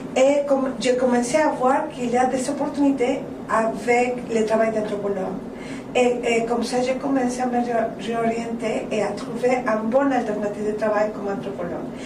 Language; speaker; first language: French; non-native, learner; Spanish